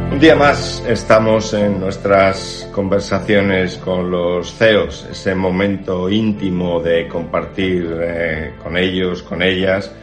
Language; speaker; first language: Spanish; native; Spanish